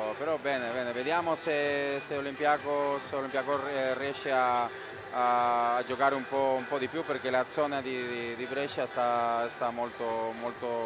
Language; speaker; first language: Italian; non-native, fluent; Spanish